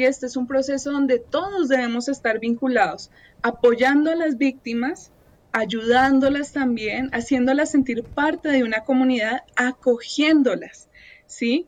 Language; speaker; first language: Spanish; native; Spanish